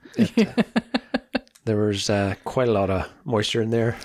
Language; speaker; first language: English; native; English